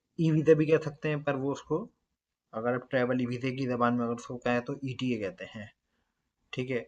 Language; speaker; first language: Urdu; native; Urdu